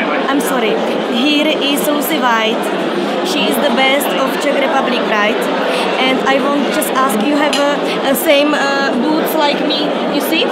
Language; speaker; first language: English; non-native, learner; Czech